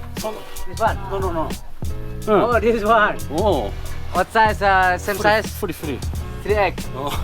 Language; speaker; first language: English; non-native, learner; Indonesian